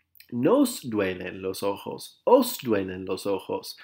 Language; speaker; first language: Spanish; non-native, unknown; English